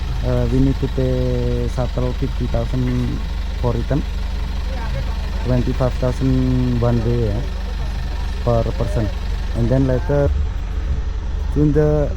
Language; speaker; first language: English; non-native, fluent; Indonesian